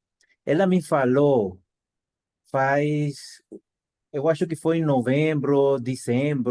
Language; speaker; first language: Portuguese; non-native, fluent; Spanish